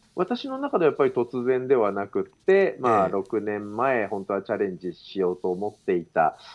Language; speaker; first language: Japanese; native; Japanese